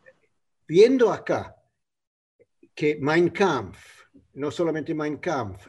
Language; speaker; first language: Spanish; non-native, fluent; English